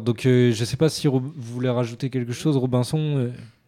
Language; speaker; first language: French; native; French